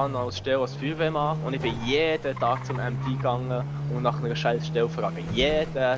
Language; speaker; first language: German; native; German